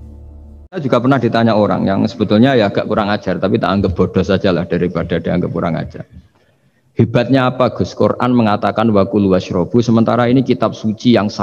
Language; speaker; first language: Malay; non-native, local second language; Javanese